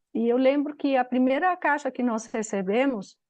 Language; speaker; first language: Portuguese; non-native, fluent; Albanian